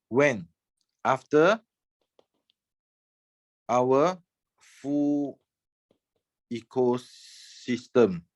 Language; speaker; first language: English; non-native, fluent; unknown